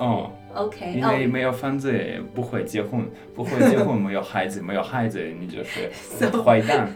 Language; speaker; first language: Chinese; non-native, learner; English